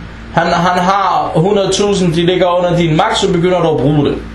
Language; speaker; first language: Danish; non-native, fluent; Arabic